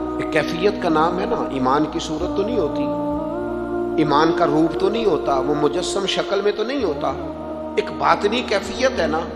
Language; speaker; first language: Urdu; non-native, local second language; Punjabi